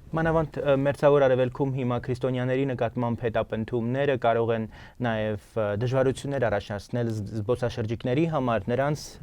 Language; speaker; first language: Armenian; native; Armenian